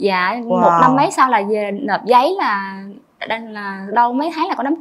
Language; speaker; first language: Vietnamese; native; Vietnamese